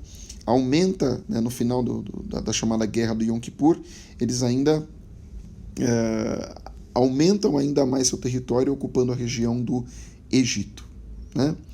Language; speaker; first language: Portuguese; native; Portuguese